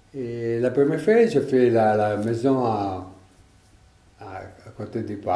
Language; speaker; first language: French; non-native, learner; Italian